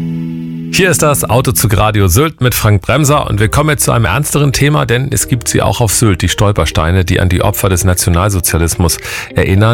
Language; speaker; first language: German; native; German